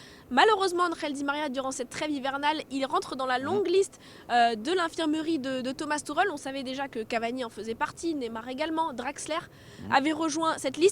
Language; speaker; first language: French; native; French